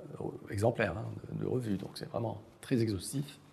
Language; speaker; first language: French; non-native, local second language; Arabic